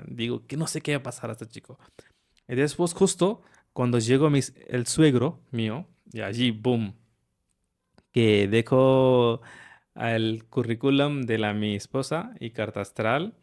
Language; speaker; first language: Spanish; non-native, learner; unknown